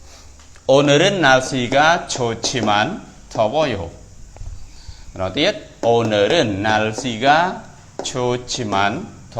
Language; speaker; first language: Korean; non-native, fluent; Khmer